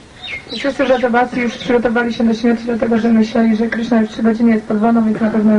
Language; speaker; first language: Russian; non-native, learner; Polish